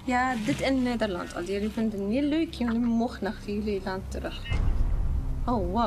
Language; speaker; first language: Dutch; non-native, learner; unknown